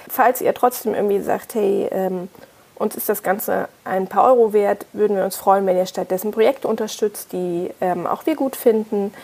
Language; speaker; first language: German; native; German